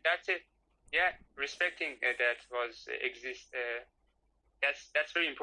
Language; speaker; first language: English; non-native, learner; Persian